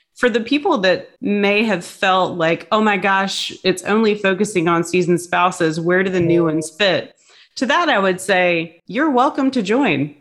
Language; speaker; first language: English; native; English